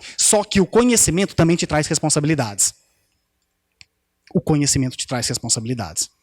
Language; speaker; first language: Portuguese; native; Portuguese